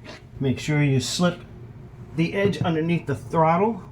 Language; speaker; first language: English; native; English